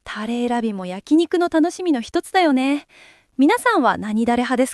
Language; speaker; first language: Japanese; native; Japanese